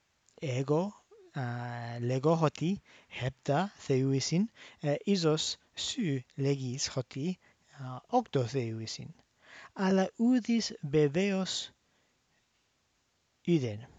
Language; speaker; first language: Greek; non-native, fluent; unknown